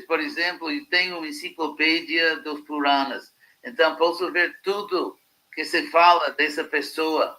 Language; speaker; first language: Portuguese; non-native, fluent; English